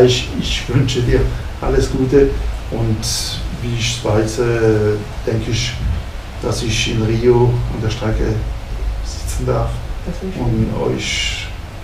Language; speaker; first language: German; non-native, fluent; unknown